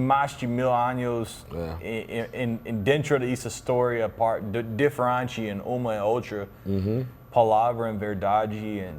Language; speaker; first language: Portuguese; non-native, learner; English